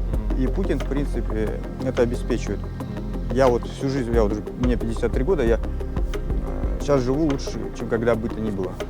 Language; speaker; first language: Russian; native; Russian